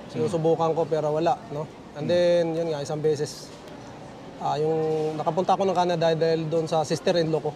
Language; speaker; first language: Filipino; non-native, local second language; Cebuano